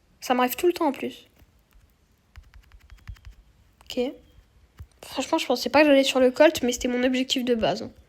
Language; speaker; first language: French; native; French